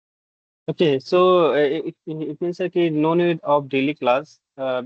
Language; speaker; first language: English; non-native, fluent; Hindi